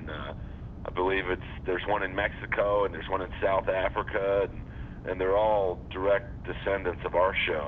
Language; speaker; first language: English; native; English